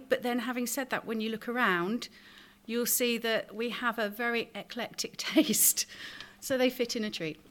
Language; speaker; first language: English; native; English